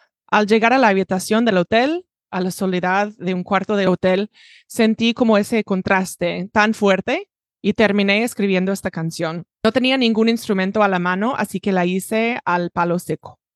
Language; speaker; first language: Spanish; non-native, fluent; English